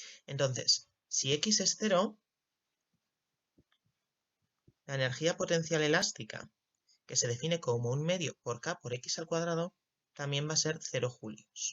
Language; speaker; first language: Spanish; native; Spanish